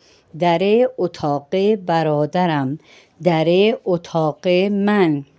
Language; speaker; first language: Persian; non-native, fluent; Urdu